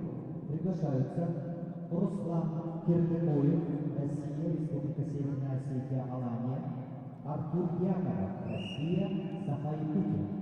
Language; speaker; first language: Russian; native; Russian